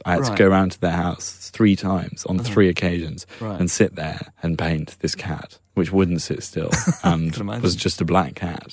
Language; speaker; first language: English; native; English